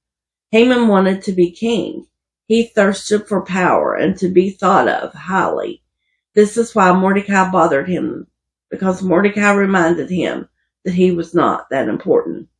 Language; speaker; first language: English; native; English